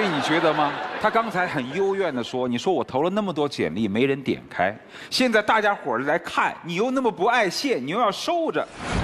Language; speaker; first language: Chinese; native; Chinese